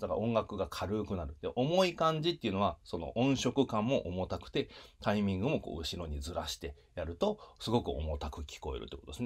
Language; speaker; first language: Japanese; native; Japanese